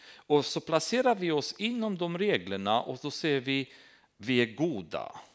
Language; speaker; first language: Swedish; non-native, fluent; Romanian